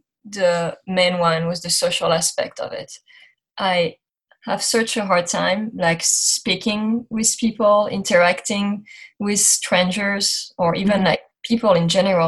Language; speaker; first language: English; non-native, fluent; French